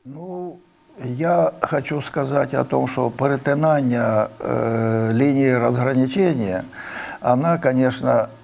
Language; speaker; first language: Ukrainian; non-native, local second language; Russian